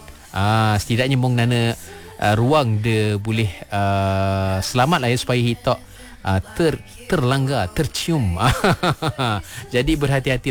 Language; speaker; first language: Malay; non-native, local second language; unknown